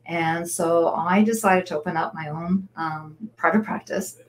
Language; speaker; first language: English; native; English